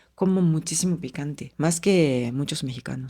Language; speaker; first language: Spanish; non-native, fluent; Japanese